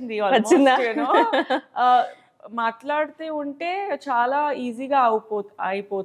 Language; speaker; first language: Telugu; non-native, learner; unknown